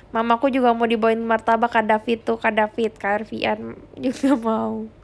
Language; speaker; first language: Indonesian; native; Indonesian